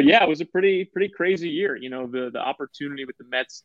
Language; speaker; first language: English; native; English